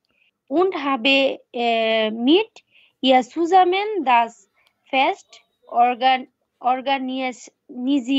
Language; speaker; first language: German; non-native, learner; Bangla